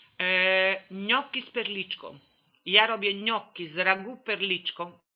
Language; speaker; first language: Polish; non-native, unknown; Italian